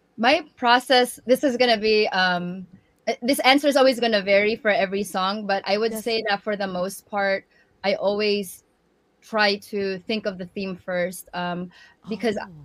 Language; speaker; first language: English; early bilingual, other home language; Waray